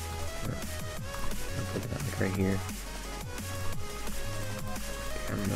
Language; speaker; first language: English; native; English